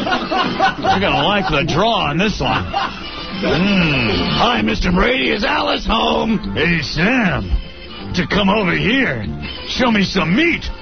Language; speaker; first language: English; native; English